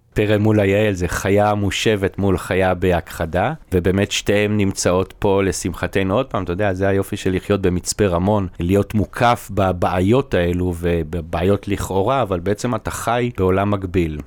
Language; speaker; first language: Hebrew; native; Hebrew